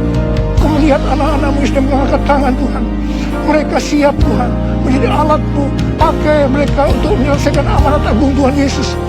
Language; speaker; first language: Indonesian; native; Indonesian